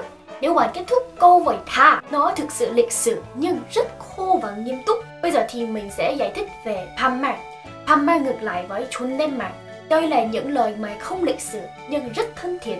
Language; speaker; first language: Vietnamese; non-native, fluent; Korean